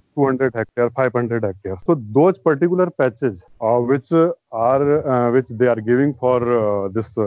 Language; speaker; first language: English; non-native, local second language; Hindi